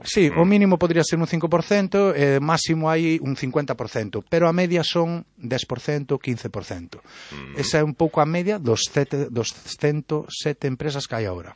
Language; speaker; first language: Galician; non-native, local second language; Spanish